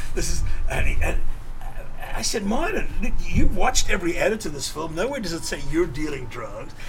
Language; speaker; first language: English; native; English